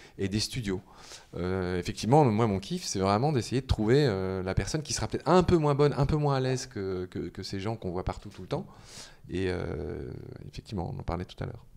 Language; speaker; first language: French; native; French